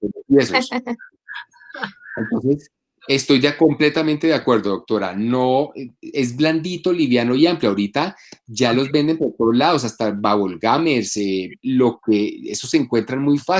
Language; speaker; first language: Spanish; native; Spanish